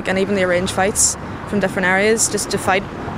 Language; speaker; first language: English; native; English